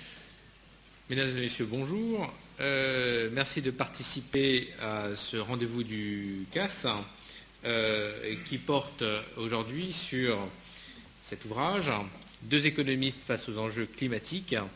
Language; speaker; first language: French; native; French